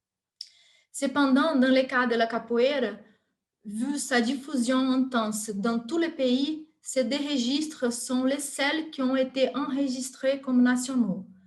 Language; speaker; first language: French; non-native, fluent; Portuguese